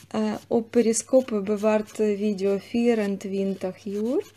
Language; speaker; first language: Dutch; non-native, fluent; Russian